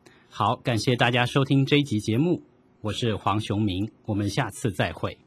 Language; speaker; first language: Chinese; native; Chinese